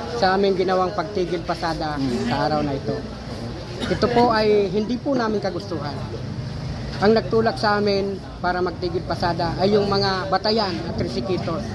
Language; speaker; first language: Filipino; native; Filipino